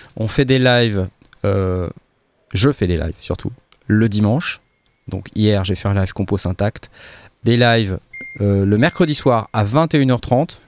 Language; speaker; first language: French; native; French